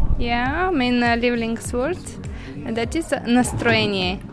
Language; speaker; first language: Dutch; non-native, fluent; Bulgarian